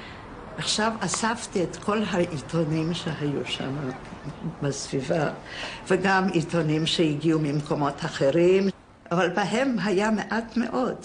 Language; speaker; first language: Hebrew; non-native, fluent; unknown